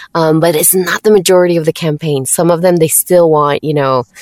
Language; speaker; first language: English; non-native, fluent; Spanish